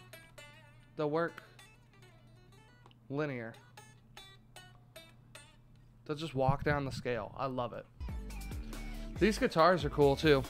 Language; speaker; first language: English; native; English